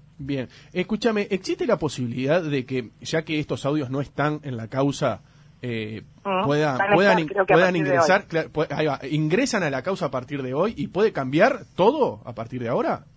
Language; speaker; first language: Spanish; native; Spanish